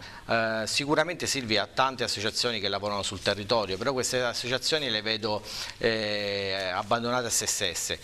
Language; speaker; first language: Italian; native; Italian